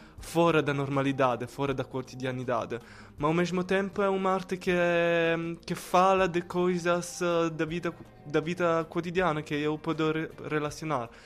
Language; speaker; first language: Portuguese; non-native, learner; Italian